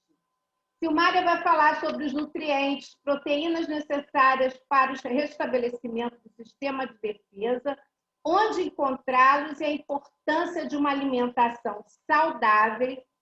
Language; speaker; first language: Portuguese; native; Portuguese